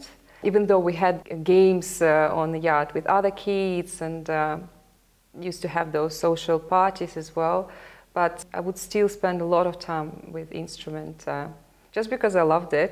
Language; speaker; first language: English; non-native, fluent; Russian